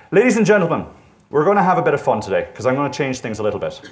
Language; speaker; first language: English; native; English